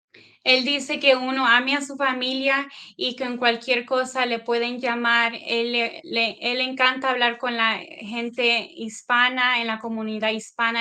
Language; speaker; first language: Spanish; early bilingual, heritage; Spanish